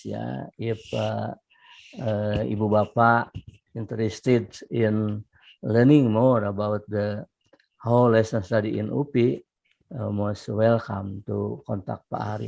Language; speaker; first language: English; non-native, fluent; Indonesian